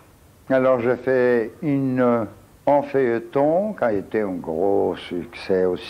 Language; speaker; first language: French; non-native, fluent; Portuguese